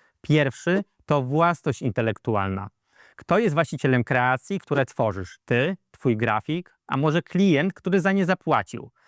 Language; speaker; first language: Polish; native; Polish